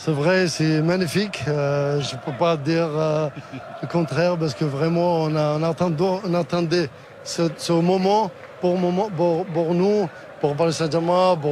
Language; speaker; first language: French; non-native, learner; Spanish